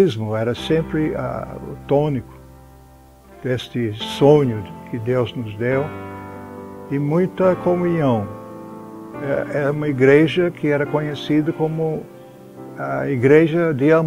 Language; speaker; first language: Portuguese; non-native, fluent; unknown